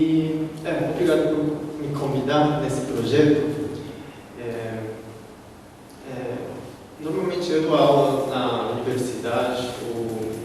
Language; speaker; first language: Portuguese; non-native, fluent; Japanese